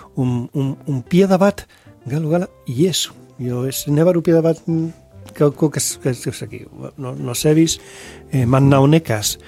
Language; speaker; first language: Latvian; non-native, fluent; Spanish